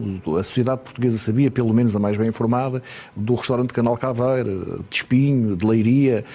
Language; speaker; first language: Portuguese; native; Portuguese